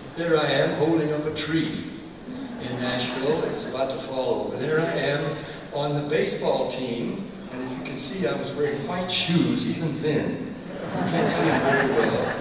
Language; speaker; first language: English; native; English